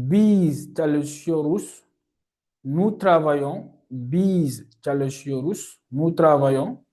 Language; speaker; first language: Turkish; non-native, learner; French